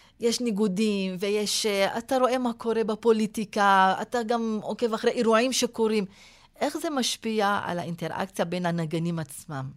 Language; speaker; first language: Hebrew; non-native, local second language; Arabic